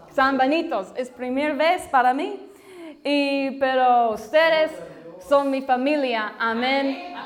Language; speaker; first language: Spanish; non-native, learner; English